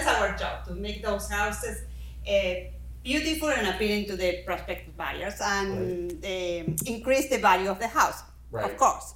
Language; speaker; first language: English; non-native, fluent; Spanish